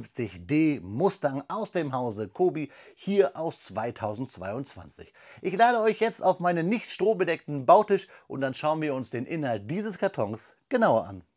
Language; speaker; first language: German; native; German